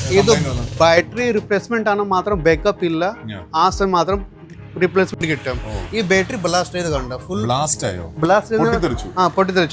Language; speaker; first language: Malayalam; non-native, learner; Hindi